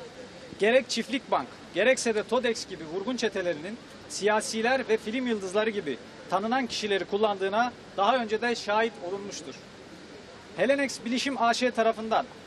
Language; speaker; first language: Turkish; native; Turkish